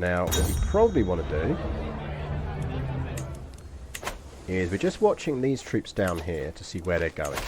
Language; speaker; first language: English; native; English